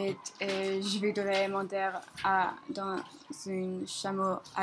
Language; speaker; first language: French; non-native, learner; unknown